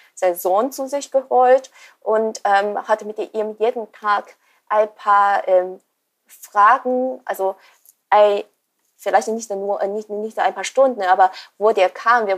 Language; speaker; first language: German; non-native, fluent; Chinese